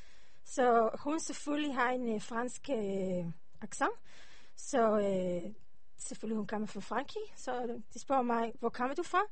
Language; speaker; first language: Danish; non-native, learner; Hebrew